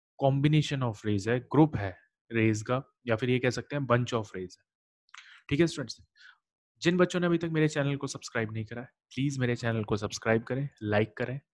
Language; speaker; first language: Hindi; native; Hindi